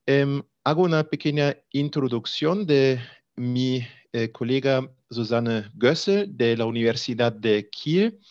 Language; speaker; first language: Spanish; non-native, fluent; German